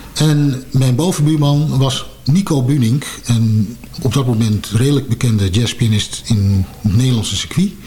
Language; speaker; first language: Dutch; native; Dutch